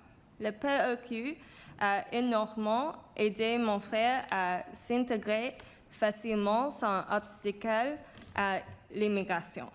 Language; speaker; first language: French; non-native, fluent; Chinese